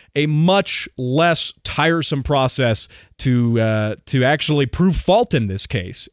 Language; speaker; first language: English; native; English